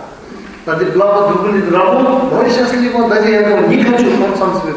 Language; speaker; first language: Russian; non-native, learner; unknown